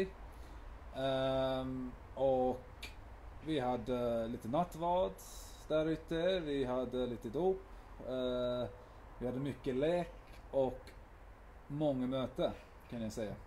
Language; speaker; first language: Swedish; non-native, fluent; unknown